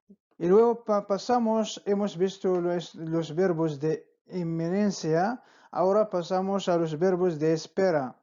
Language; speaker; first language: Spanish; non-native, fluent; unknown